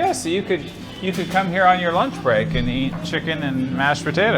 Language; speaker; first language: English; native; English